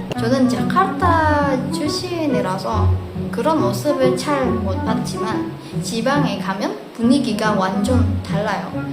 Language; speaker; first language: Korean; non-native, fluent; Indonesian